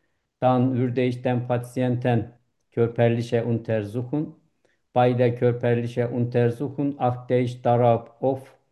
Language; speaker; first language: German; non-native, learner; Turkish